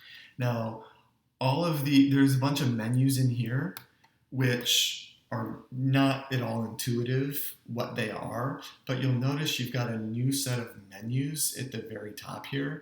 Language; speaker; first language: English; native; English